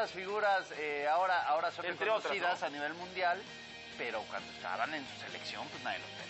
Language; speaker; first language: Spanish; native; Spanish